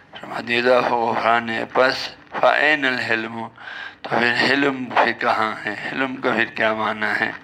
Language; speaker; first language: Urdu; non-native, local second language; Balti